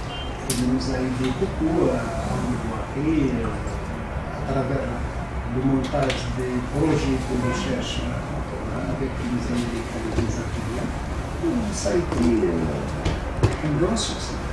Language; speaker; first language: French; non-native, local second language; Arabic